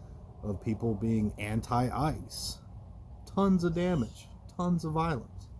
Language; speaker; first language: English; native; English